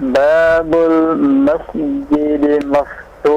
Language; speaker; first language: Arabic; non-native, learner; Indonesian